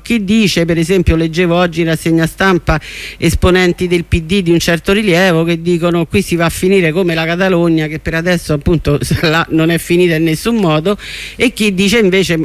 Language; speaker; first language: Italian; native; Italian